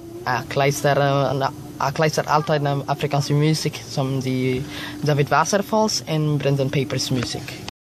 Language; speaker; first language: English; non-native, local second language; Filipino